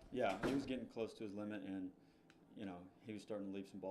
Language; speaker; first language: English; native; English